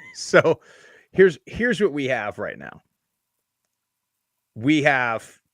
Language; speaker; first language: English; native; English